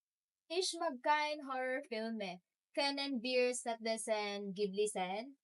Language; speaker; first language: German; non-native, learner; Filipino